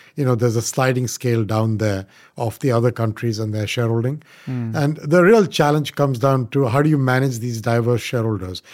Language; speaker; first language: English; non-native, local second language; Punjabi